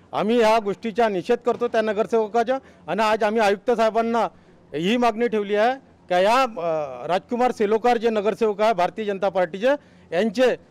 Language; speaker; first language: Marathi; native; Marathi